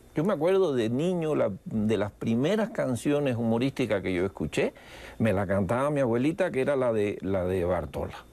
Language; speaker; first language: Spanish; native; Spanish